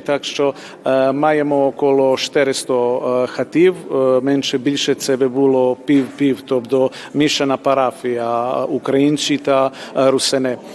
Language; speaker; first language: Ukrainian; early bilingual, heritage; Ukrainian